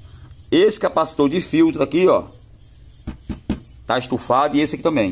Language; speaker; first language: Portuguese; native; Portuguese